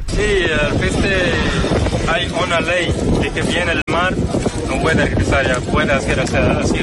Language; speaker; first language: Spanish; non-native, learner; Arabic